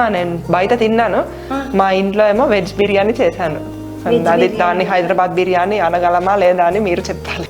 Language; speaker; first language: Telugu; non-native, fluent; Finnish